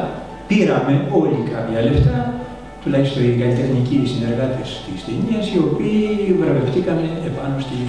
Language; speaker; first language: Greek; native; Greek